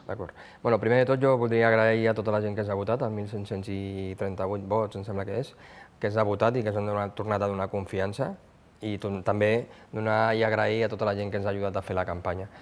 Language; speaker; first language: Catalan; non-native, local second language; Spanish